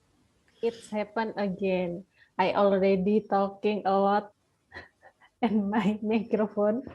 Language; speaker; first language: English; non-native, fluent; Indonesian